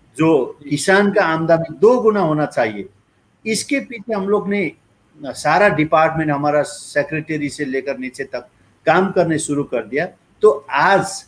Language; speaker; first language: Hindi; non-native, local second language; Nepali